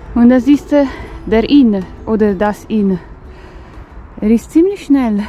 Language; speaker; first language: German; non-native, fluent; Italian